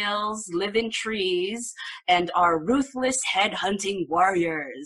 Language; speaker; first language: English; non-native, local second language; Filipino